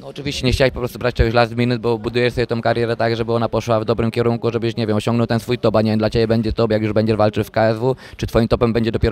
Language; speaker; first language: Polish; native; Polish